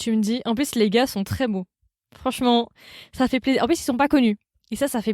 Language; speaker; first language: French; native; French